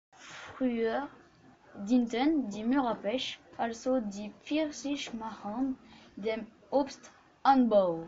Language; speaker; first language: German; non-native, learner; French